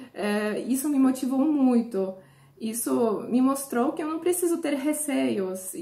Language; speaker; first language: Portuguese; non-native, fluent; Polish